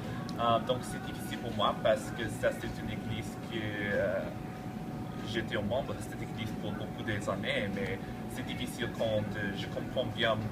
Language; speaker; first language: French; non-native, learner; English